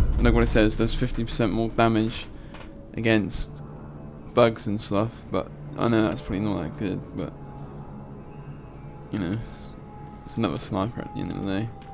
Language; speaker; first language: English; native; English